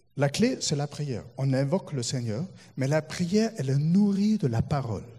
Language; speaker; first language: French; non-native, fluent; German